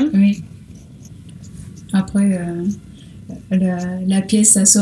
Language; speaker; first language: French; non-native, learner; Portuguese